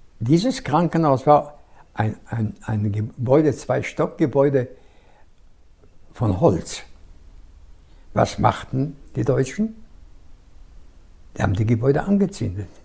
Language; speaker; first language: German; non-native, fluent; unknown